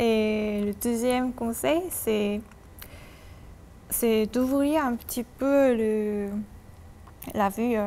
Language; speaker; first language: French; non-native, fluent; Korean